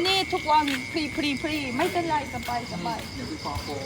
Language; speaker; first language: Thai; non-native, learner; Korean